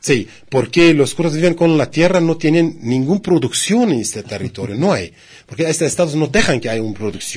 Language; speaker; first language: Spanish; non-native, learner; Kurdish